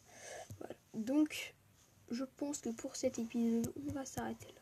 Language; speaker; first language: French; native; French